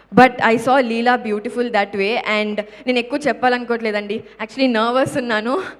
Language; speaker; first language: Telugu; native; Telugu